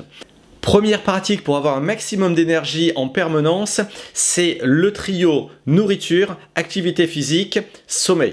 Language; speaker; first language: French; native; French